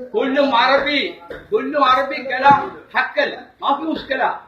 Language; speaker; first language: Hindi; non-native, local second language; Malayalam